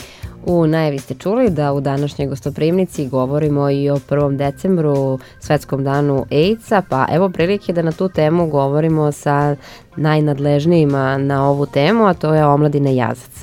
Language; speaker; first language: Serbian; native; Serbian